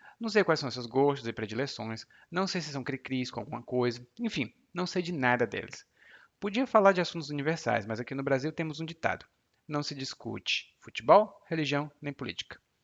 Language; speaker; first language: Portuguese; native; Portuguese